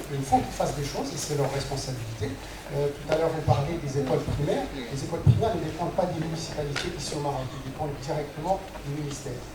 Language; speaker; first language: French; non-native, local second language; Arabic